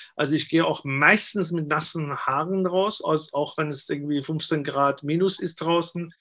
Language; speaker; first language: German; non-native, fluent; Persian